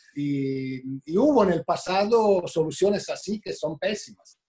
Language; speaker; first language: Spanish; non-native, fluent; Italian